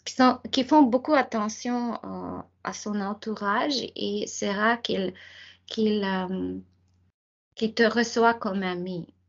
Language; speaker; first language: French; non-native, fluent; Ukrainian